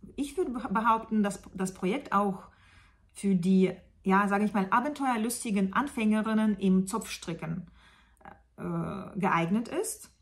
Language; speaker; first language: German; non-native, fluent; Russian